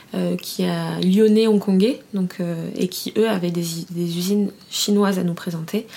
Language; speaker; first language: French; native; French